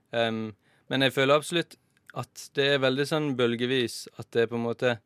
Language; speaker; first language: Norwegian; native; Norwegian